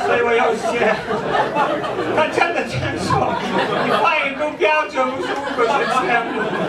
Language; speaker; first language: Chinese; non-native, fluent; English